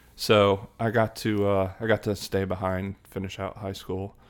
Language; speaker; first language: English; native; English